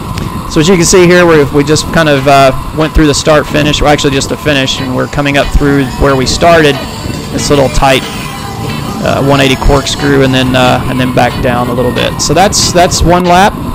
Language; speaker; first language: English; native; English